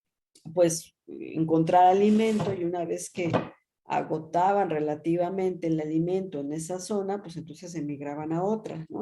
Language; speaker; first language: Spanish; native; Spanish